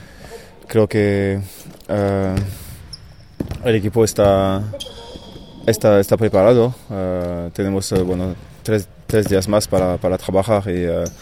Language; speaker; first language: Spanish; non-native, fluent; French